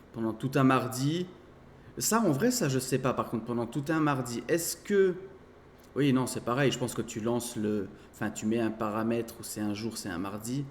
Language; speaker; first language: French; native; French